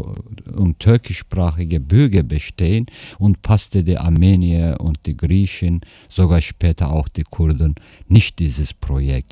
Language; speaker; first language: German; non-native, fluent; Turkish